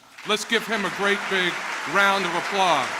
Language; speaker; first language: English; native; English